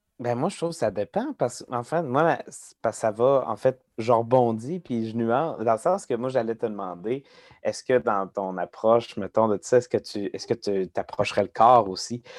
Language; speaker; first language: French; native; French